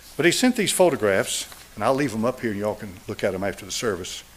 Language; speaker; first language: English; native; English